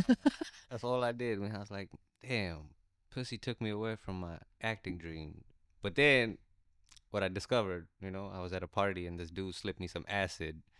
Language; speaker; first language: English; early bilingual, other home language; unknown